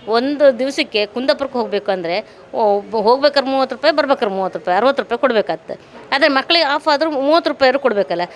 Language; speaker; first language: Kannada; native; Kannada